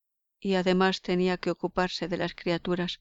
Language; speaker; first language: Spanish; native; Spanish